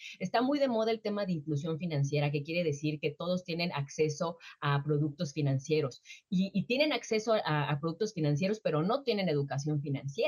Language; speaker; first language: Spanish; native; Spanish